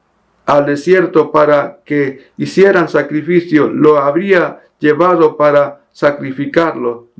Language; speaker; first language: Spanish; native; Spanish